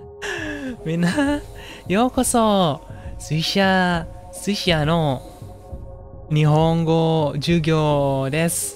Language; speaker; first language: Japanese; non-native, learner; Indonesian